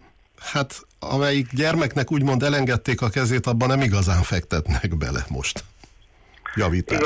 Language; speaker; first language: Hungarian; native; Hungarian